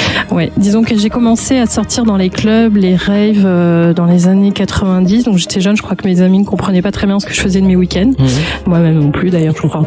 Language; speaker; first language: French; native; French